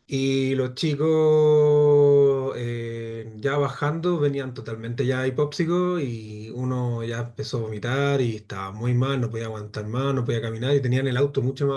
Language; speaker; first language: Spanish; native; Spanish